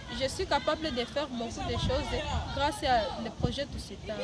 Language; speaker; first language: French; non-native, learner; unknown